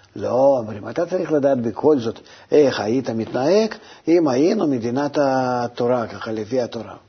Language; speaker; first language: Hebrew; non-native, fluent; Russian